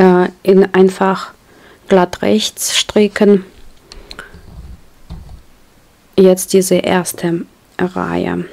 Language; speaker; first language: German; non-native, learner; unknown